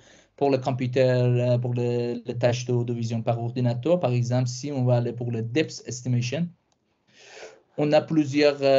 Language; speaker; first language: French; non-native, fluent; Persian